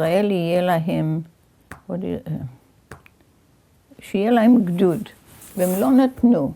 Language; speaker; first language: Hebrew; early bilingual, other home language; Yiddish